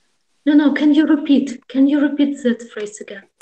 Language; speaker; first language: English; non-native, learner; Russian